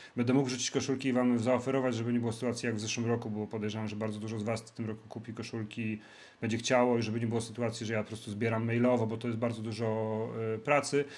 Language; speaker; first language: Polish; native; Polish